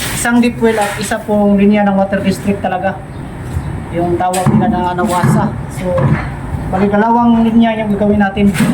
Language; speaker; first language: Filipino; non-native, local second language; Cebuano